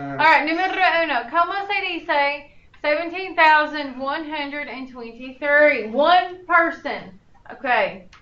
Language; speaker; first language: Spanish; non-native, fluent; English